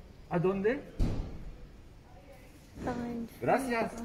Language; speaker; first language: Spanish; non-native, learner; French